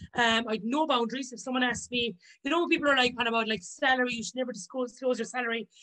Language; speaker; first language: English; native; English